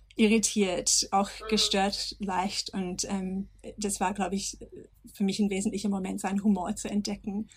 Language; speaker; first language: German; non-native, fluent; English